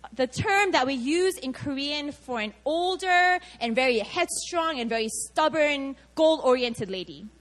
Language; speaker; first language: English; native; English